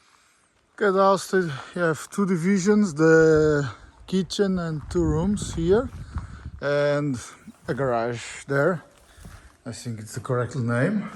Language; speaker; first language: English; non-native, learner; Portuguese